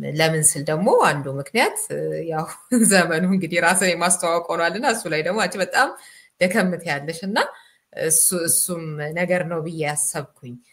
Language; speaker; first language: Amharic; native; Amharic